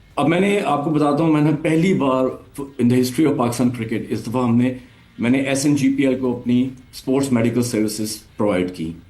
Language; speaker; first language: Urdu; native; Urdu